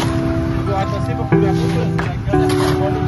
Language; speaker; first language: French; native; French